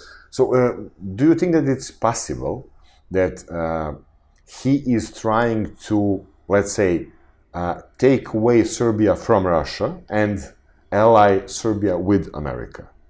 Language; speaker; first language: English; non-native, fluent; Serbian